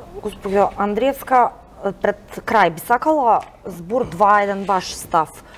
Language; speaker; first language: Macedonian; native; Macedonian